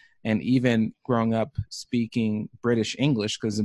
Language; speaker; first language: English; early bilingual, other home language; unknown